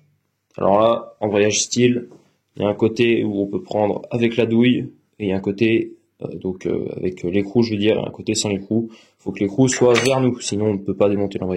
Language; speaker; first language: French; native; French